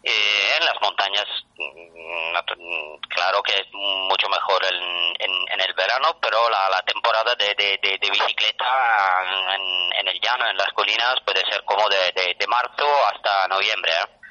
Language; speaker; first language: Spanish; non-native, fluent; Italian